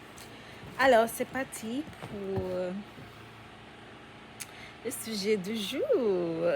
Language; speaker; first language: French; non-native, learner; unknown